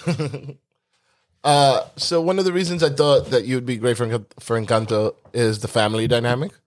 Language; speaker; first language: English; native; English